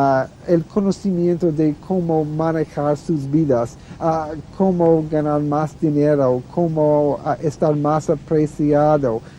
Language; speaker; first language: Spanish; non-native, fluent; English